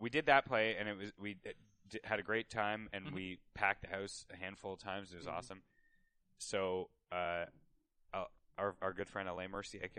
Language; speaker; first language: English; native; English